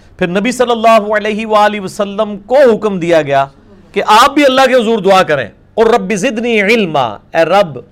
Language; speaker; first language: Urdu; non-native, local second language; Punjabi